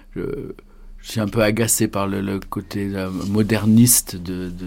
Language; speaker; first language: French; native; French